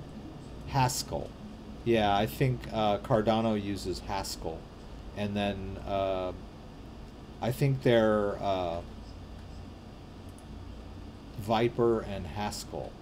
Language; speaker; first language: English; native; English